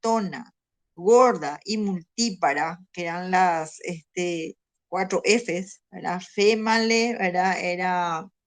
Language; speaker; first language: Spanish; native; Spanish